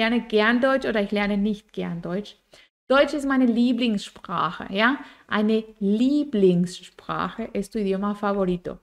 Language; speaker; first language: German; non-native, fluent; Spanish